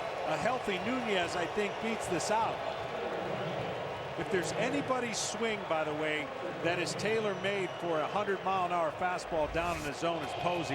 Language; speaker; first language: English; native; English